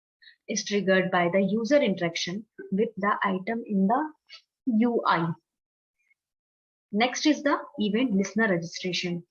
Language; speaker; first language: English; non-native, local second language; Hindi